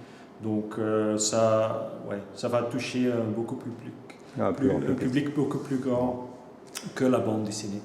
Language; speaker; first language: French; non-native, local second language; Dutch